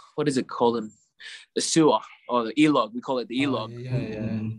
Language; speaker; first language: English; native; English